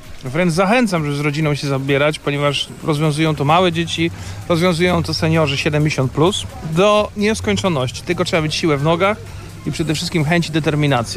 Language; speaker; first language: Polish; native; Polish